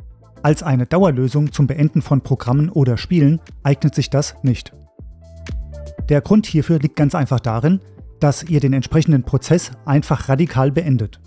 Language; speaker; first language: German; native; German